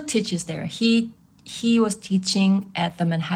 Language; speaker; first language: English; non-native, fluent; Korean